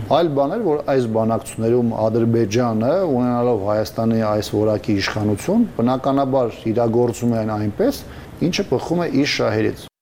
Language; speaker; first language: Armenian; native; Armenian